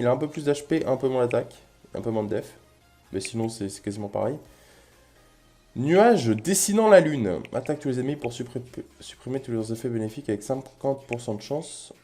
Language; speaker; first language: French; native; French